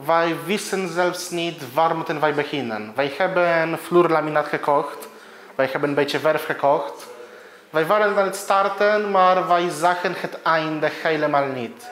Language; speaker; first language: Dutch; non-native, learner; Polish